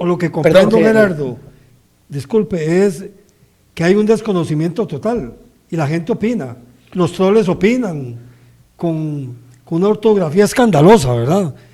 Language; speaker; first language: Spanish; native; Spanish